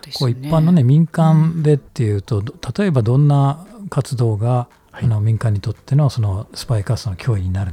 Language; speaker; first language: Japanese; native; Japanese